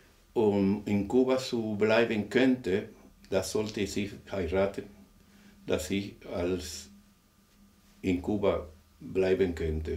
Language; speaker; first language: German; non-native, fluent; Spanish